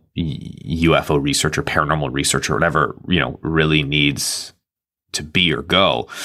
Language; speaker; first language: English; native; English